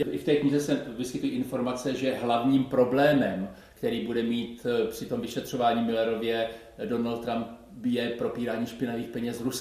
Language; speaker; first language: Czech; native; Czech